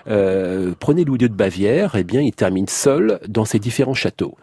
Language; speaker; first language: French; native; French